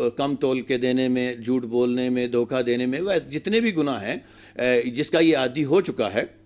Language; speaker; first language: Urdu; native; Urdu